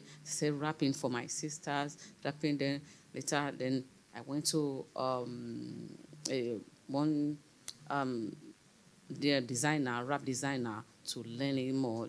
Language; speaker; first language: English; non-native, local second language; Yoruba